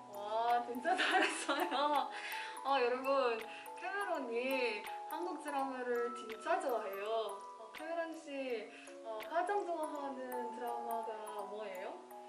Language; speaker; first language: Korean; non-native, learner; Filipino